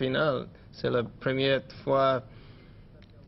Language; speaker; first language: French; non-native, learner; English